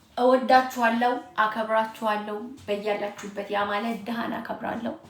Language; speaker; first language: Amharic; native; Amharic